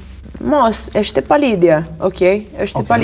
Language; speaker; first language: Albanian; early bilingual, heritage; Albanian